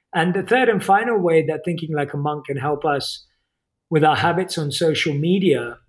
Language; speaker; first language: English; native; English